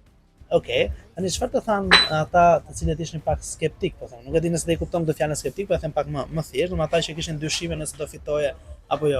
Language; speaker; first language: Albanian; native; Albanian